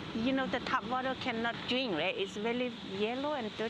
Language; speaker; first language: English; non-native, learner; Cantonese